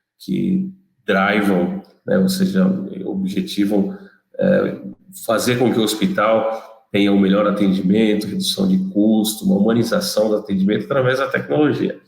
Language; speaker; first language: Portuguese; native; Portuguese